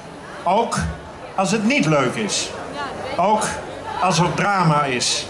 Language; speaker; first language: Dutch; native; Dutch